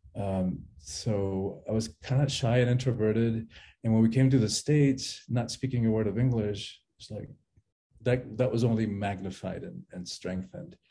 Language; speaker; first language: English; early bilingual, other home language; Spanish